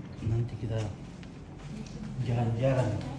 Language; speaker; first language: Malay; non-native, local second language; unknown